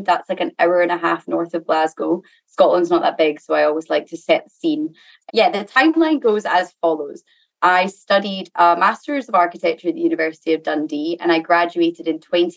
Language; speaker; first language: English; native; English